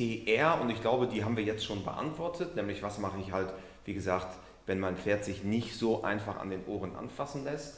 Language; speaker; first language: German; native; German